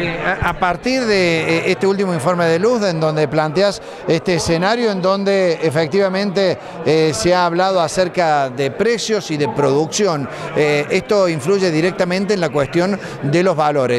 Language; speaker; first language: Spanish; native; Spanish